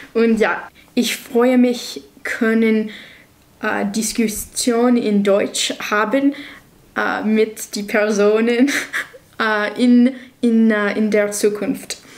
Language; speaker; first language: German; non-native, learner; English